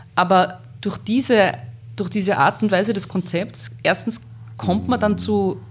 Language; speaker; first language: German; native; German